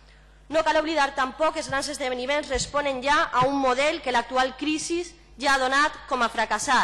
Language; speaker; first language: Catalan; native; Catalan